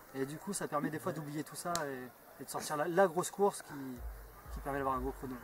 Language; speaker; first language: French; native; French